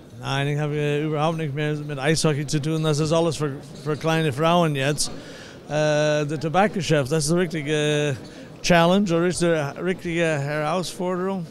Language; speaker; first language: German; non-native, fluent; English